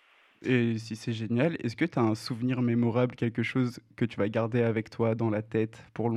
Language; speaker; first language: French; native; French